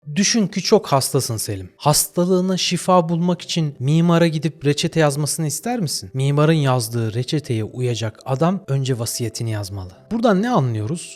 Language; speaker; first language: Turkish; native; Turkish